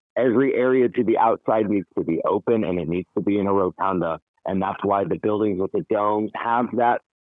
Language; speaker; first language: English; native; English